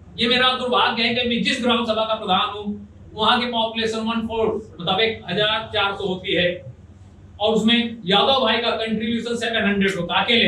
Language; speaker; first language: Hindi; native; Hindi